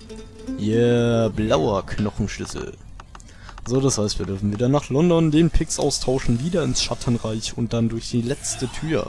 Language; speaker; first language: German; native; German